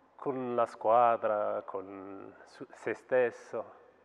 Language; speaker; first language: Italian; non-native, fluent; Arabic